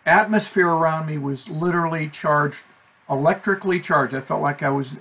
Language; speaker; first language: English; native; English